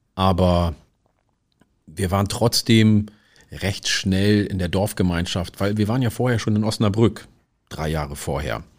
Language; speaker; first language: German; early bilingual, other home language; Oromo